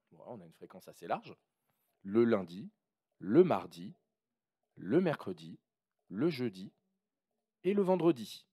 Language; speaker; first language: French; native; French